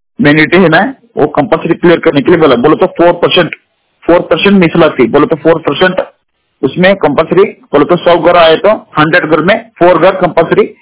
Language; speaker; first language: Hindi; non-native, local second language; Kannada